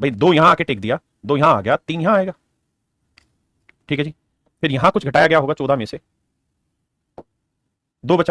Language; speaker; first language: Hindi; native; Hindi